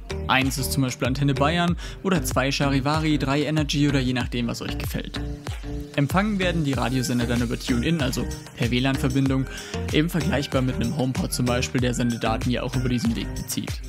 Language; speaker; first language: German; native; German